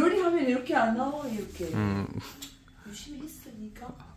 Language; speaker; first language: Korean; non-native, learner; Arabic